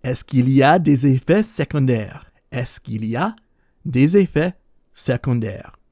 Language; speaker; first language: French; non-native, fluent; English